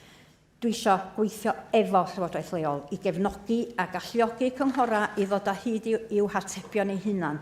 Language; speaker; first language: Welsh; native; Welsh